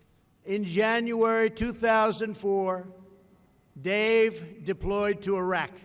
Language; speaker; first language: English; native; English